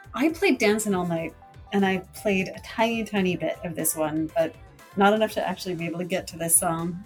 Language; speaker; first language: English; native; English